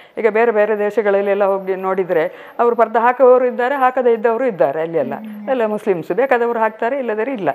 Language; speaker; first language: Kannada; non-native, local second language; Malayalam